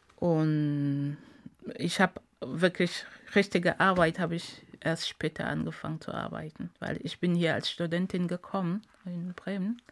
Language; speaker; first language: German; non-native, fluent; Ghomala